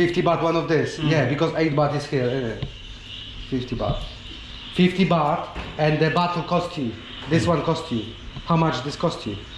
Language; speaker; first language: English; non-native, learner; Polish